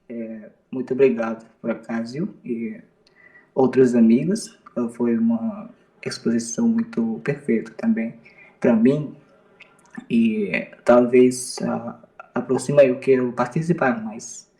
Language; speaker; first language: Portuguese; non-native, learner; Indonesian